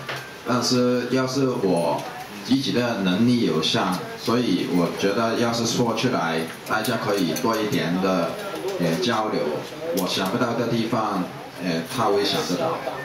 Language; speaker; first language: Chinese; non-native, local second language; Cantonese